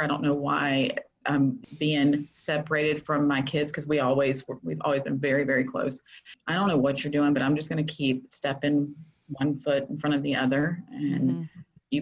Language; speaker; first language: English; native; English